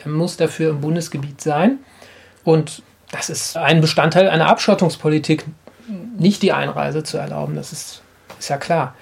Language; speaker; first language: German; native; German